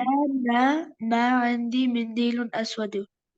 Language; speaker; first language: Arabic; non-native, learner; Urdu